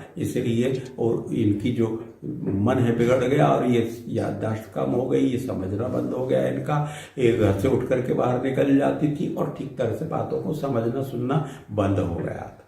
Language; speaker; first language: Hindi; native; Hindi